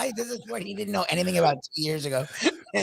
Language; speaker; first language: English; native; English